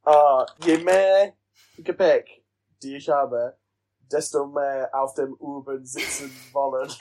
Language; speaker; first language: German; non-native, learner; English